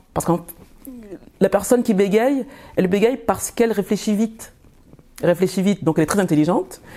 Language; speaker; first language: French; early bilingual, other home language; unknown